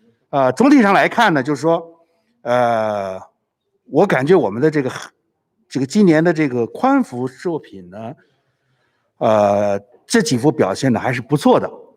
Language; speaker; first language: Chinese; native; Chinese